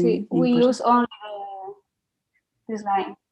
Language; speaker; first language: English; non-native, learner; Spanish